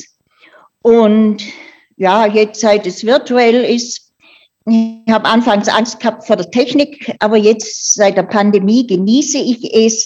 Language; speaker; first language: German; native; German